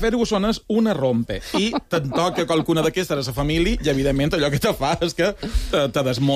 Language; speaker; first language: Catalan; native; Catalan